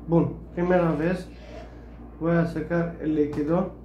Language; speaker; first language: Spanish; non-native, learner; Romanian